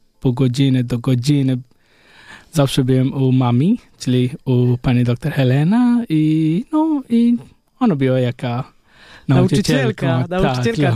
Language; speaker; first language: Polish; non-native, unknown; Hindi